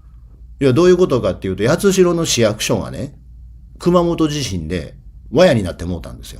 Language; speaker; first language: Japanese; native; Japanese